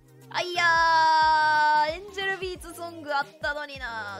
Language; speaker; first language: Japanese; native; Japanese